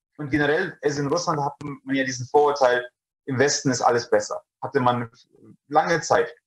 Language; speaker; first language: German; early bilingual, other home language; Russian